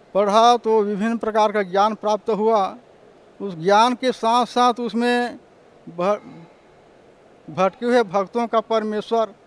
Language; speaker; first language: Hindi; native; Hindi